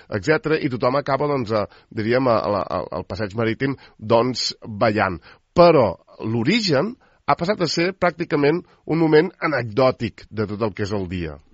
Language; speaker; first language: Catalan; native; Catalan